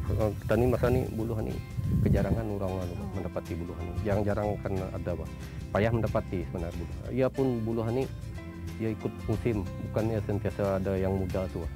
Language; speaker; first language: Malay; native; Malay